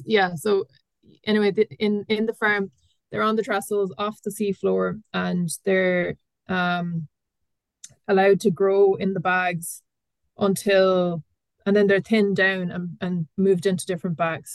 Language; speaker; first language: English; native; English